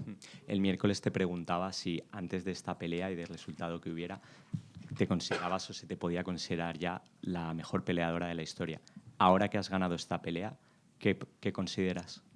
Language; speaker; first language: Spanish; native; Spanish